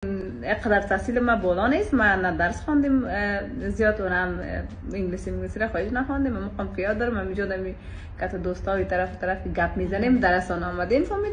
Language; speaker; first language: Persian; native; Persian